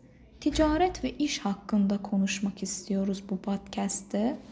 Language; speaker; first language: Turkish; non-native, fluent; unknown